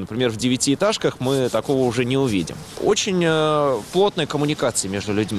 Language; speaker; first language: Russian; native; Russian